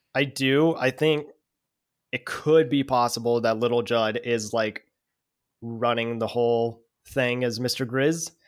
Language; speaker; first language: English; native; English